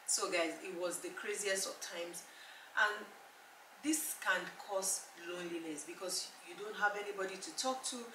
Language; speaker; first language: English; non-native, local second language; Yoruba